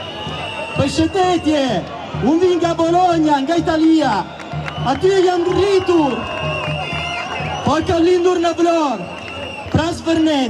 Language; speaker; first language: Albanian; early bilingual, heritage; Italian